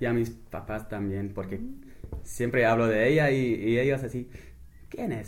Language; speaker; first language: Spanish; non-native, fluent; English